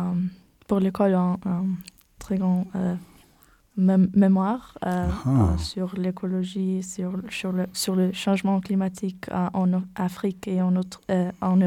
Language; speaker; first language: French; non-native, learner; German